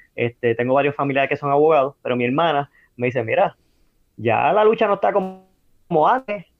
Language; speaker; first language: Spanish; native; Spanish